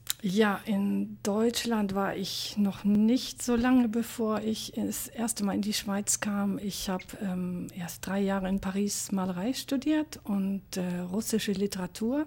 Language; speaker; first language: German; native; German